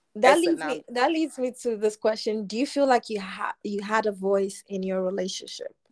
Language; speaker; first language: English; non-native, local second language; Akan